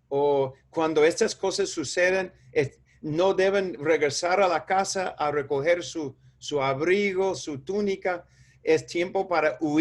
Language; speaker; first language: Spanish; non-native, fluent; English